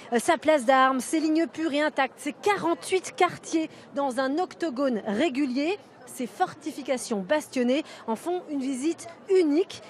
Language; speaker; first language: French; native; French